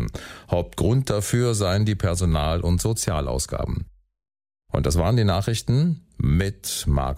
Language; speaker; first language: German; native; German